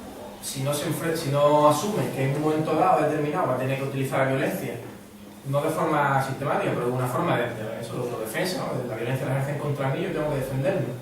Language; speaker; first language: Spanish; native; Spanish